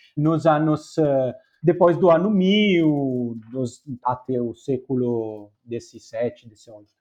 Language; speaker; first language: Portuguese; non-native, fluent; Spanish